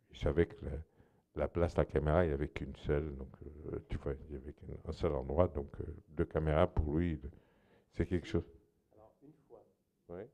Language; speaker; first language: French; non-native, fluent; Portuguese